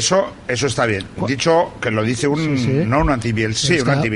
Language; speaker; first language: Spanish; native; Spanish